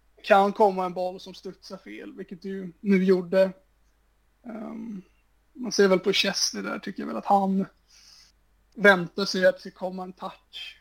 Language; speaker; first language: Swedish; native; Swedish